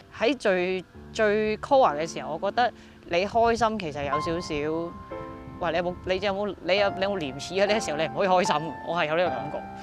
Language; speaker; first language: Cantonese; native; Cantonese